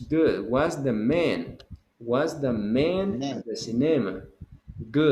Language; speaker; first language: English; non-native, fluent; Spanish